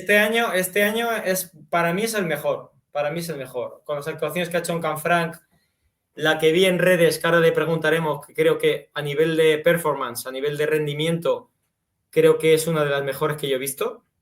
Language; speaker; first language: Spanish; native; Spanish